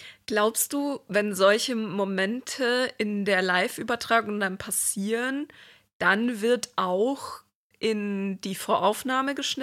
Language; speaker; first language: German; native; German